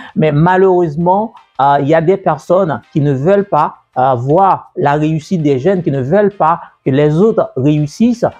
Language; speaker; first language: French; native; French